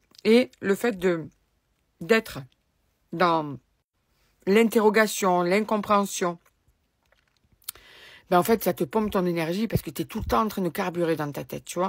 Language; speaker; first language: French; native; French